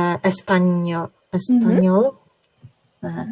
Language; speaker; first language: French; non-native, learner; Polish